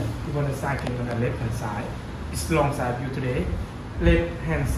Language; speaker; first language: English; non-native, learner; Thai